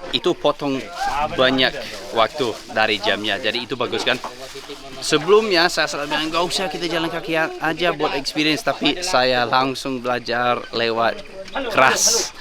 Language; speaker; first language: Indonesian; non-native, fluent; English